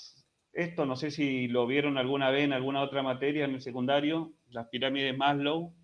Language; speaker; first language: Spanish; native; Spanish